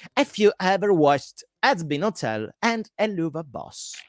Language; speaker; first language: English; non-native, fluent; Italian